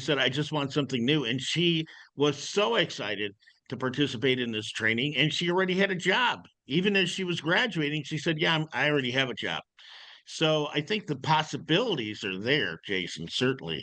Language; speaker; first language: English; native; English